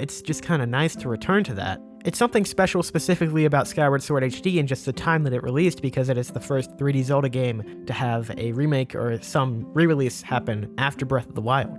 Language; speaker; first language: English; native; English